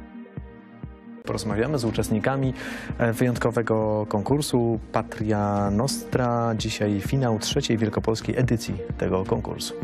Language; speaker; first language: Polish; native; Polish